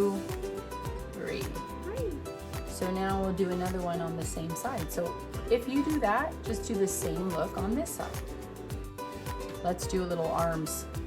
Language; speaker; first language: English; native; English